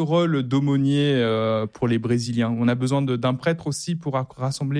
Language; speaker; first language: French; native; French